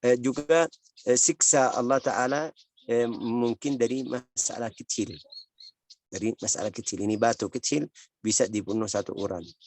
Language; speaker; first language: Indonesian; non-native, learner; Arabic